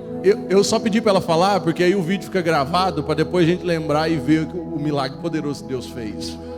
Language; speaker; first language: Portuguese; native; Portuguese